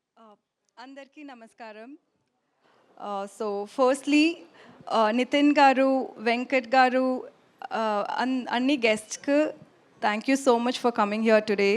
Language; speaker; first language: Telugu; non-native, learner; Tamil